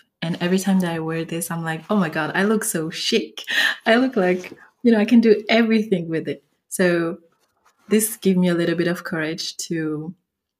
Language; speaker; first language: English; non-native, fluent; French